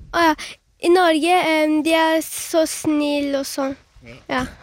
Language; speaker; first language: Norwegian; early bilingual, other home language; Turkish